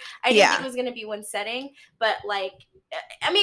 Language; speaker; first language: English; native; English